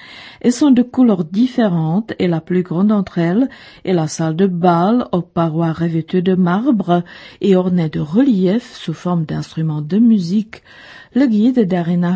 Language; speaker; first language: French; non-native, fluent; Czech